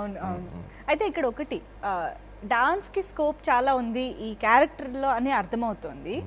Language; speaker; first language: Telugu; native; Telugu